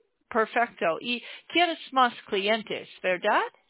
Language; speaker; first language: Spanish; non-native, learner; English